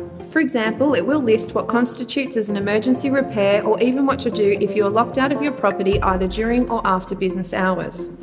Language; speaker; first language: English; native; English